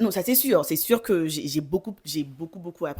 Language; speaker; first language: French; non-native, local second language; Bambara